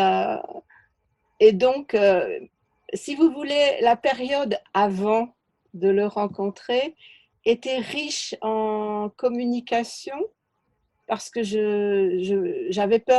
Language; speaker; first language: French; native; French